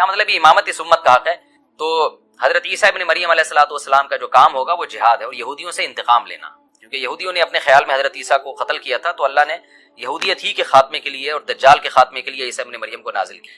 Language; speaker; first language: Urdu; native; Urdu